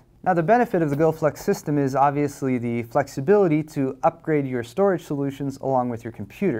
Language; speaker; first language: English; native; English